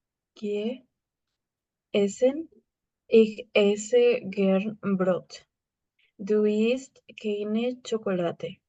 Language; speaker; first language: German; non-native, learner; Spanish